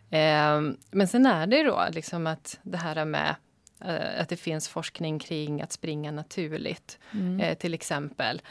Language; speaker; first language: Swedish; native; Swedish